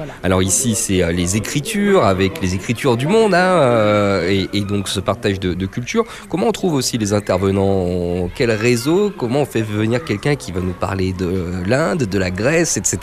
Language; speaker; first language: French; native; French